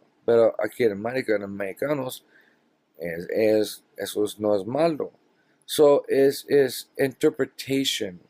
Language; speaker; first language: Spanish; non-native, learner; English